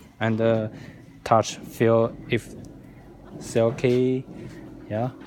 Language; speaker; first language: English; non-native, learner; Chinese